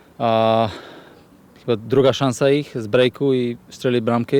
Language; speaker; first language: Polish; non-native, learner; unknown